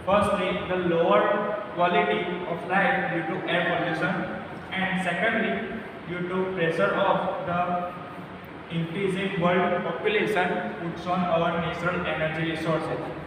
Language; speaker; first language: English; non-native, local second language; Gujarati